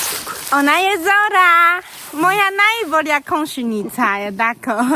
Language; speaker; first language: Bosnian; non-native, learner; Chinese